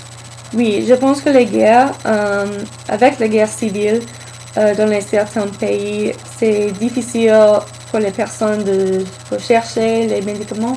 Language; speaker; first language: French; non-native, learner; English